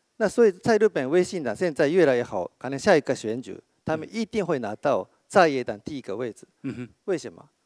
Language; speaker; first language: Chinese; non-native, fluent; Japanese